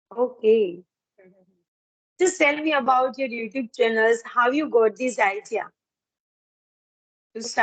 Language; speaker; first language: English; non-native, learner; Gujarati